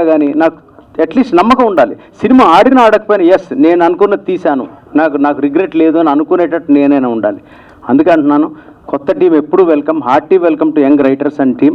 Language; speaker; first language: Telugu; native; Telugu